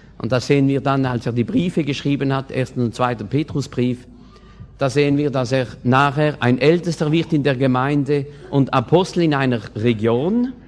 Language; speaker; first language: German; non-native, fluent; French